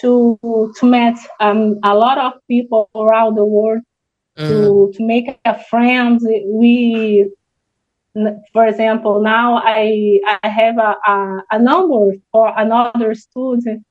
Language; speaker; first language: English; non-native, learner; Portuguese